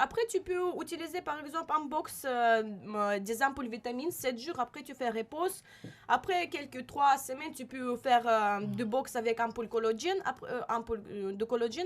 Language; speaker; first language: French; non-native, learner; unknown